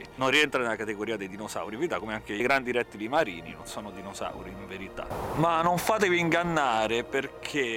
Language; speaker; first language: Italian; native; Italian